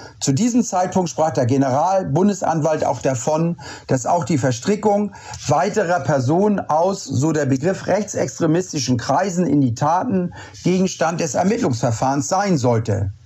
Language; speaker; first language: German; native; German